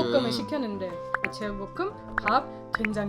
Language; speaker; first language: Korean; non-native, fluent; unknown